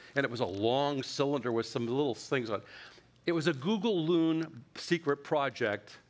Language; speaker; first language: English; native; English